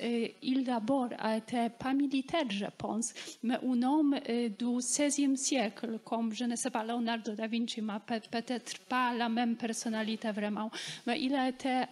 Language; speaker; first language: French; non-native, learner; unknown